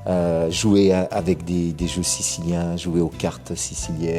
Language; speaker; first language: French; native; French